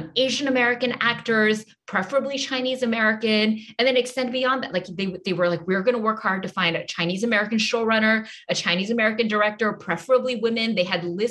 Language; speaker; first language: English; native; English